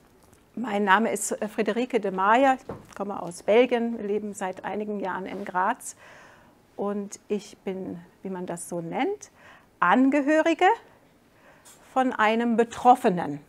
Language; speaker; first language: German; non-native, fluent; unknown